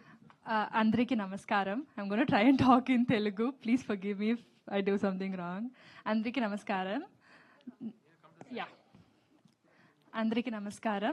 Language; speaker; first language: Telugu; non-native, learner; Tamil